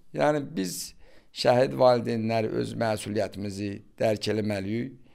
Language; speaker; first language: Azerbaijani; native; Azerbaijani